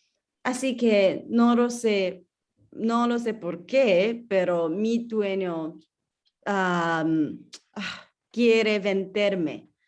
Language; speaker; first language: Spanish; non-native, learner; English